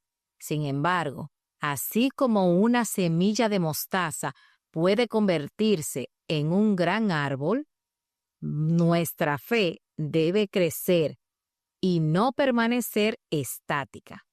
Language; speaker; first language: Spanish; native; Spanish